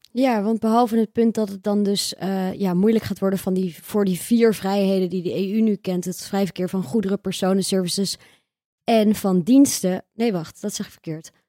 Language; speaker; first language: Dutch; native; Dutch